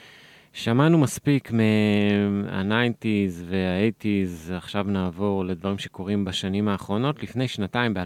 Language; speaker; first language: Hebrew; native; Hebrew